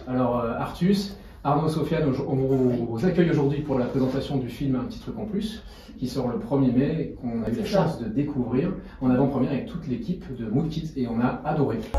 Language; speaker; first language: French; native; French